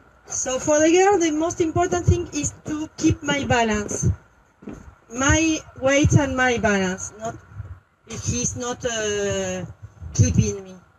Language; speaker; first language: English; non-native, learner; French